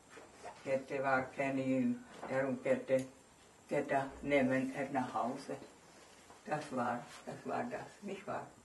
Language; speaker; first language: German; non-native, learner; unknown